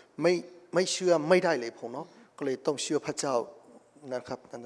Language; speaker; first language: Thai; non-native, fluent; Burmese